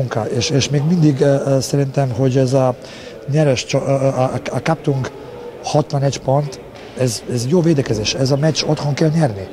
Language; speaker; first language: Hungarian; non-native, learner; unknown